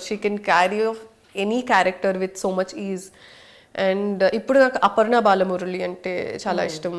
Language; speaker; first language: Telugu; non-native, local second language; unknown